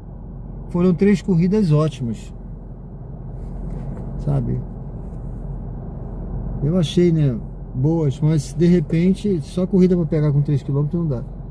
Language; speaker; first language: Portuguese; native; Portuguese